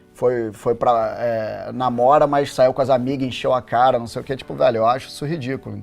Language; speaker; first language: Portuguese; native; Portuguese